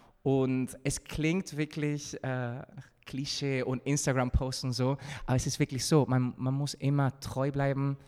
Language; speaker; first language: German; non-native, fluent; Spanish